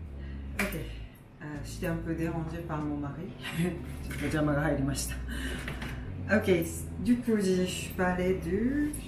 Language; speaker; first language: French; non-native, fluent; Japanese